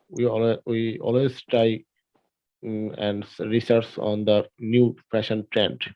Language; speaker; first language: English; non-native, learner; Bangla